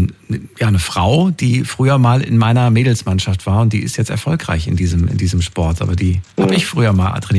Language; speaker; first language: German; native; German